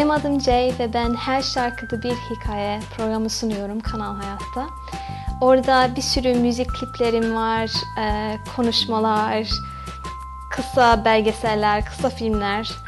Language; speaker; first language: Turkish; non-native, fluent; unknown